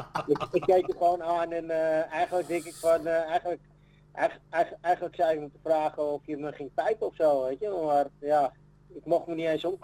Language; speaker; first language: Dutch; native; Dutch